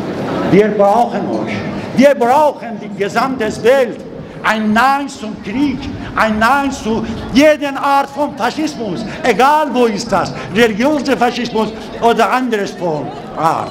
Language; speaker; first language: German; non-native, learner; Persian